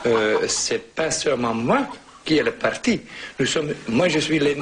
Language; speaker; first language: French; non-native, local second language; Dutch